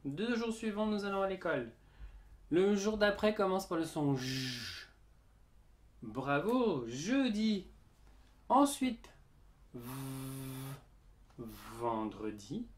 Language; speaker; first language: French; native; French